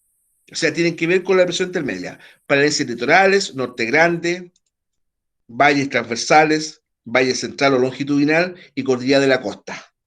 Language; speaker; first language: Spanish; native; Spanish